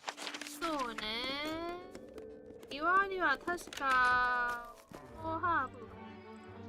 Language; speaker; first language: Japanese; non-native, learner; Chinese